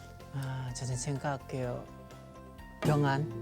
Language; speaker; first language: Korean; non-native, learner; Vietnamese